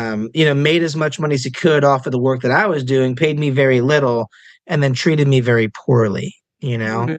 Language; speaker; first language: English; native; English